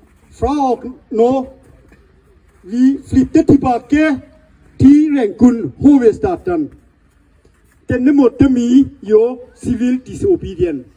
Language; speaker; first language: Danish; non-native, learner; Burmese